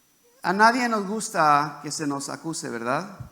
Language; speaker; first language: Spanish; native; Spanish